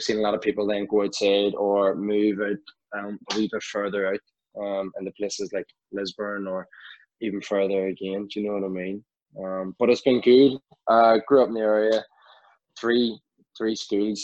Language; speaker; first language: English; native; English